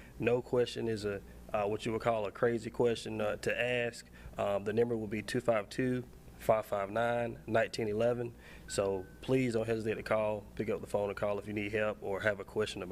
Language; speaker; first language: English; native; English